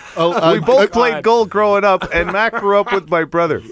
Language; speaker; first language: English; non-native, fluent; Italian